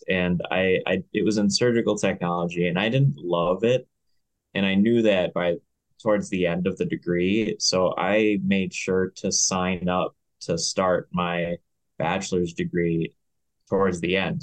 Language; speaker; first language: English; native; English